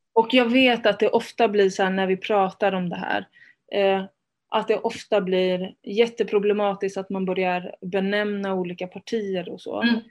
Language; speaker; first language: Swedish; early bilingual, other home language; Spanish